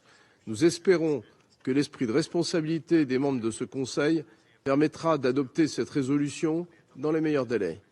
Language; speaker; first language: French; native; French